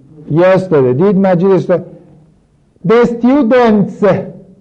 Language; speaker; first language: English; non-native, fluent; Persian